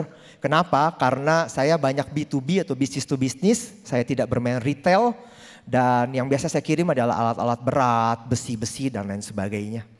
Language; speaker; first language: Indonesian; native; Indonesian